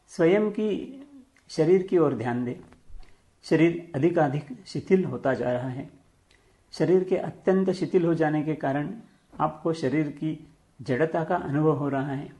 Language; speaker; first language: Hindi; non-native, local second language; Marathi